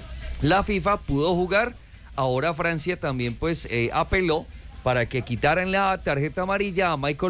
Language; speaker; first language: Spanish; native; Spanish